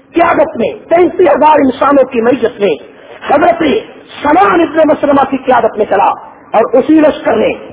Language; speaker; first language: Urdu; non-native, local second language; Punjabi